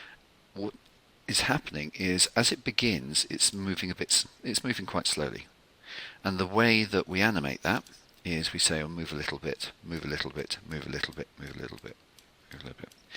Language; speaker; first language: English; native; English